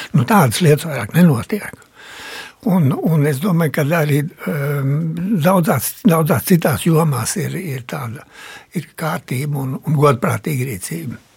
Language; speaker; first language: Latvian; early bilingual, heritage; Latvian